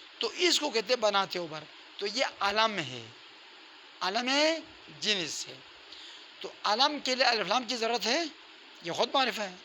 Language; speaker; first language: Urdu; non-native, local second language; Balti